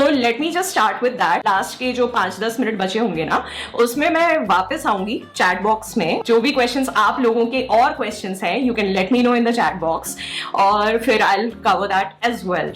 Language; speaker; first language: Hindi; native; Hindi